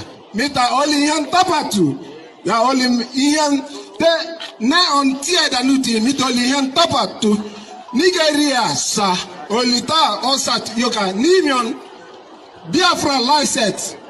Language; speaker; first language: Finnish; non-native, learner; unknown